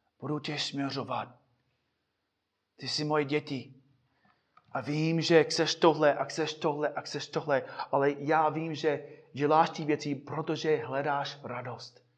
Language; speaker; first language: Czech; non-native, fluent; English